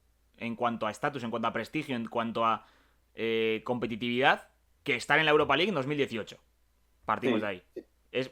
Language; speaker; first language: Spanish; native; Spanish